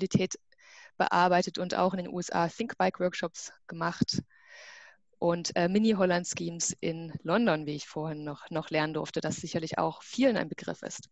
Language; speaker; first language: German; native; German